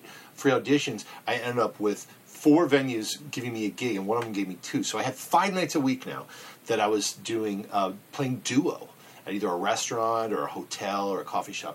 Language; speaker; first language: English; native; English